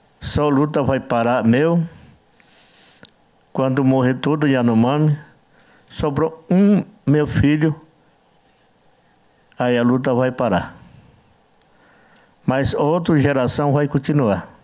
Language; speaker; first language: Portuguese; non-native, learner; Yanomámi